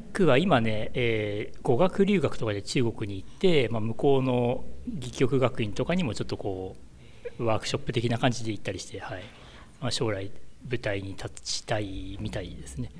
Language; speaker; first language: Japanese; native; Japanese